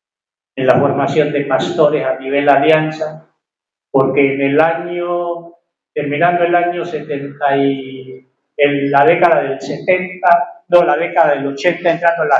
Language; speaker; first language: Spanish; native; Spanish